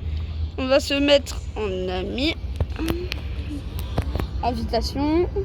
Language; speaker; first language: French; native; French